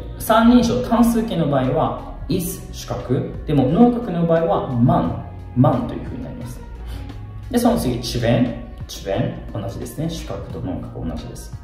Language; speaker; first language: Japanese; native; Japanese